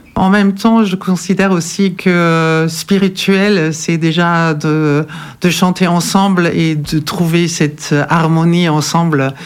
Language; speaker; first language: French; non-native, fluent; German